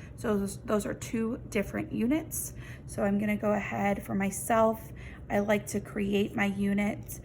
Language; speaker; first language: English; native; English